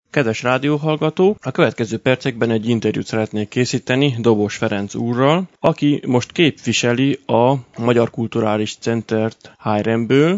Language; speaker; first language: Hungarian; native; Hungarian